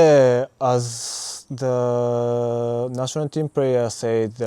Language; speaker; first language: English; non-native, learner; Japanese